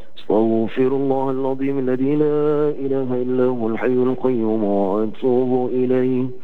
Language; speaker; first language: Arabic; non-native, fluent; Indonesian